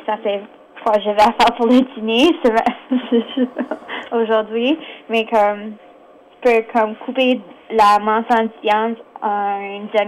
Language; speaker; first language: French; non-native, local second language; English